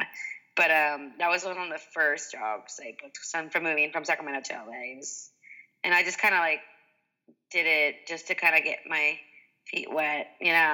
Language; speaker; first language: English; native; English